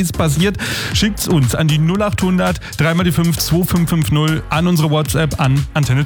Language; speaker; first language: German; native; German